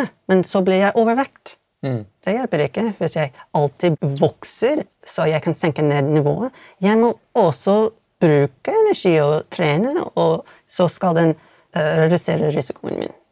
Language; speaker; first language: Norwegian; non-native, fluent; English